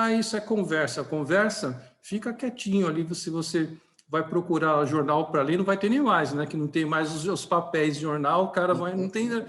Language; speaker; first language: Portuguese; native; Portuguese